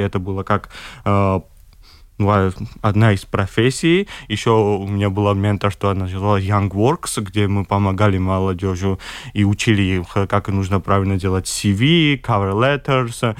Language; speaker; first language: Russian; non-native, fluent; Georgian